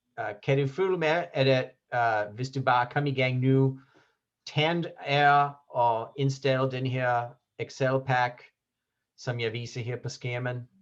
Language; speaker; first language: Danish; non-native, fluent; English